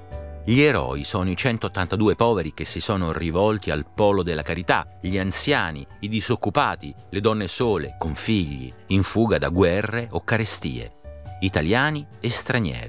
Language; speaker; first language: Italian; native; Italian